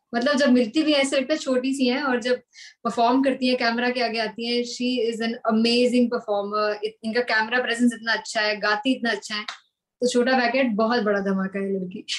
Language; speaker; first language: Hindi; non-native, local second language; Punjabi